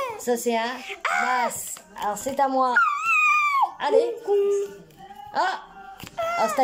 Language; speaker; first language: French; native; French